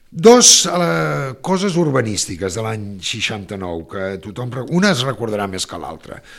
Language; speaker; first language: Catalan; native; Catalan